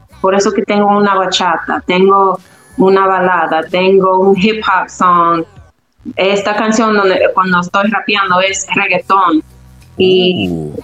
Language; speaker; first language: Spanish; early bilingual, other home language; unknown